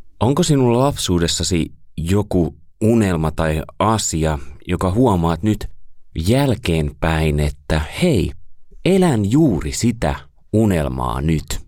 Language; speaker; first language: Finnish; native; Finnish